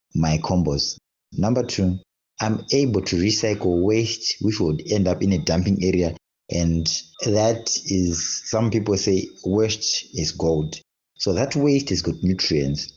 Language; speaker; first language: English; non-native, local second language; Shona